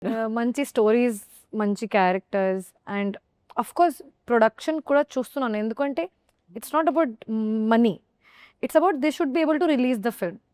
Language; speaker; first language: Telugu; non-native, fluent; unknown